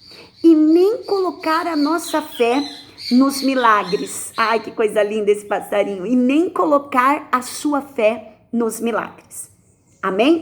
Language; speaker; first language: Portuguese; native; Portuguese